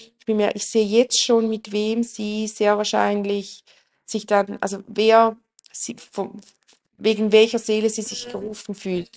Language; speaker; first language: German; native; German